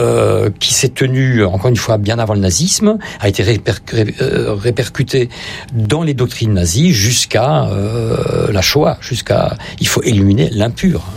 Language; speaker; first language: French; native; French